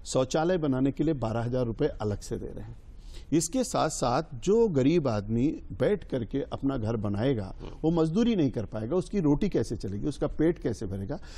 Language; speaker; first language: Hindi; native; Hindi